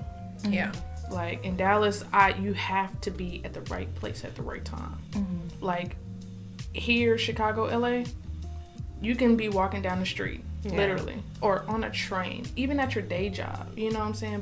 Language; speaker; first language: English; native; English